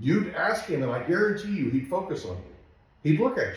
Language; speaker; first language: English; native; English